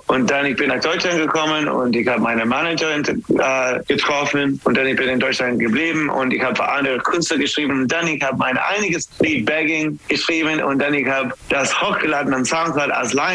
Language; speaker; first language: German; non-native, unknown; English